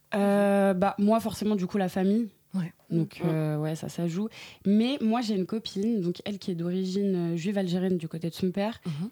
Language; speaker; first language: French; native; French